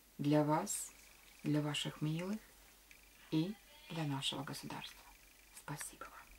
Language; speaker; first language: Russian; non-native, local second language; Latvian